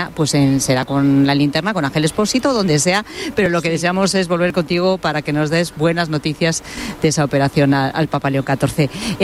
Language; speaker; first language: Spanish; native; Spanish